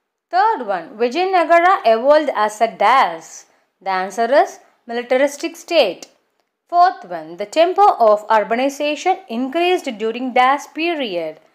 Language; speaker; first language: English; non-native, local second language; Tamil